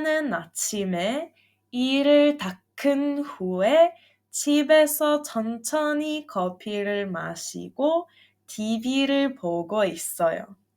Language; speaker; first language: Korean; non-native, fluent; Serbian